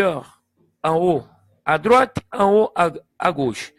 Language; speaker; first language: French; non-native, fluent; Portuguese